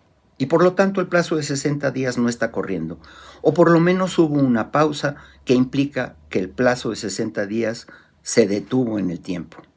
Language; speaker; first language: Spanish; native; Spanish